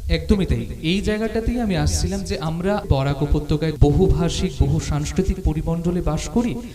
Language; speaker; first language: Bangla; native; Bangla